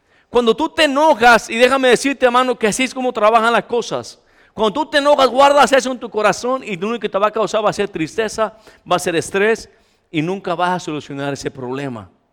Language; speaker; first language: Spanish; native; Spanish